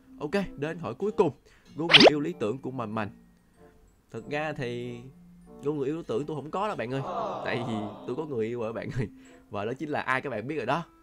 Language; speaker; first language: Vietnamese; non-native, local second language; Chinese